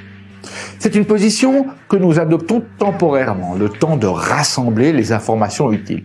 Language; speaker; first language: French; native; French